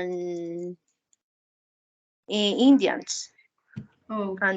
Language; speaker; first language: English; non-native, learner; Spanish